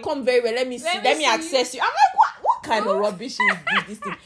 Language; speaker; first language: English; non-native, local second language; Yoruba